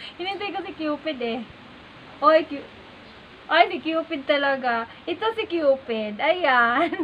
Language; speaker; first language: Filipino; non-native, local second language; Cebuano